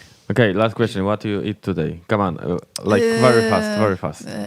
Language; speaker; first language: English; non-native, fluent; Polish